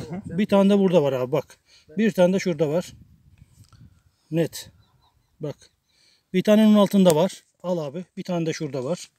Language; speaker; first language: Turkish; native; Turkish